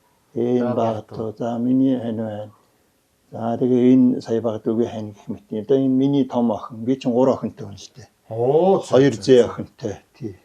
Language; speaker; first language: Mongolian; native; Mongolian